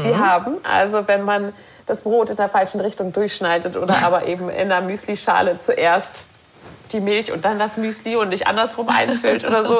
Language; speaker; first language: German; native; German